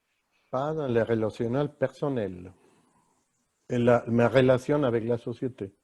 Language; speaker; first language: French; non-native, fluent; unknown